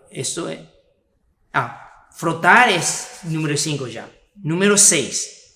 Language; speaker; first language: Portuguese; non-native, fluent; Spanish